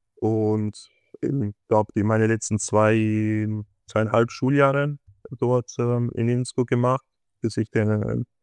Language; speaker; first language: German; native; German